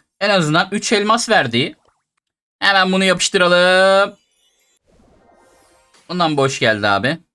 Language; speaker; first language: Turkish; native; Turkish